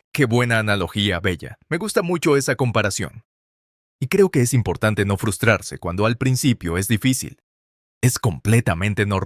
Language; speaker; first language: Spanish; non-native, fluent; English